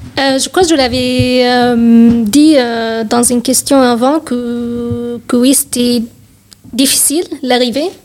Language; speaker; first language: French; non-native, fluent; Arabic